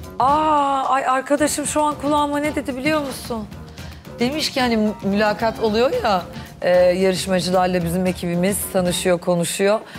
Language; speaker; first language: Turkish; native; Turkish